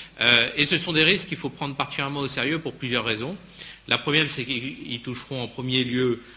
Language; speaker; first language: French; native; French